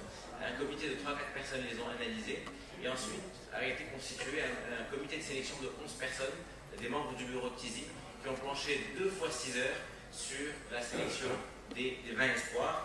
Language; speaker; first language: French; non-native, local second language; Arabic